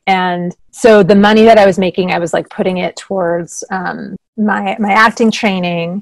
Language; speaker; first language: English; native; English